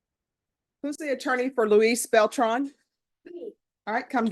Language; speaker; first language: English; native; English